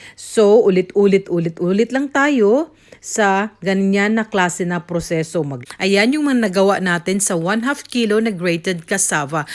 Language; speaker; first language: Filipino; non-native, local second language; Cebuano